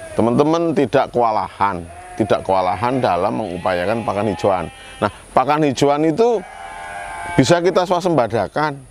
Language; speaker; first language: Indonesian; native; Indonesian